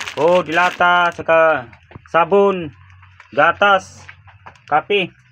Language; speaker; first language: Filipino; non-native, local second language; Cebuano